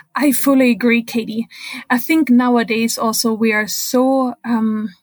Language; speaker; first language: English; non-native, fluent; German